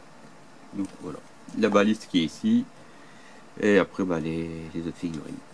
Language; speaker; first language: French; native; French